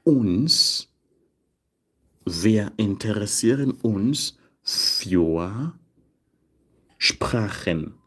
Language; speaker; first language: German; non-native, fluent; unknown